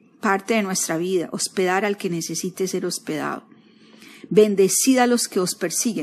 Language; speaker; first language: Spanish; native; Spanish